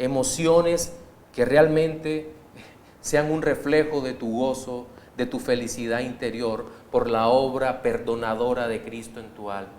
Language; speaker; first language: Spanish; native; Spanish